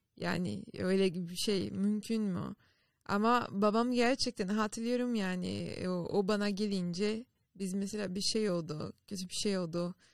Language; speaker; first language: Turkish; non-native, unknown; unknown